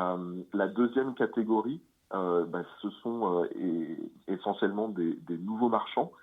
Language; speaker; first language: French; native; French